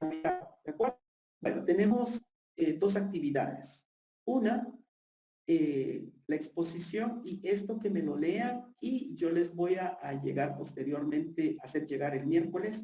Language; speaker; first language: Spanish; native; Spanish